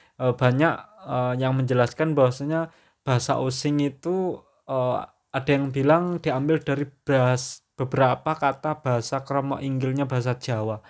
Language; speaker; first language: Indonesian; non-native, local second language; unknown